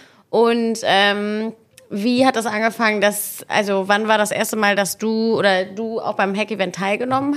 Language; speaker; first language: German; native; German